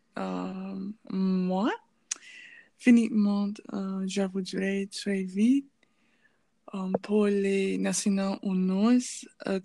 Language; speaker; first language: French; non-native, learner; English